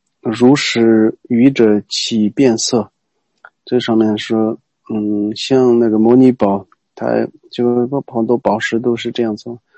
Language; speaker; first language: Chinese; non-native, local second language; Tibetan